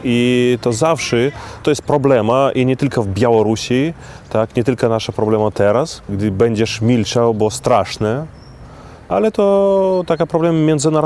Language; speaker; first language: Polish; non-native, fluent; Belarusian